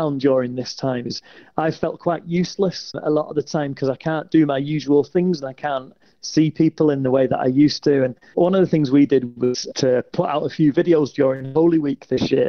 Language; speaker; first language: English; native; English